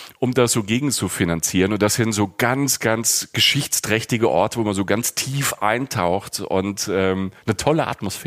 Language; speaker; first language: German; native; German